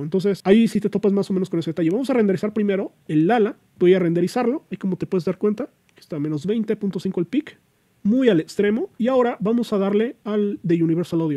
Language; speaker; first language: Spanish; native; Spanish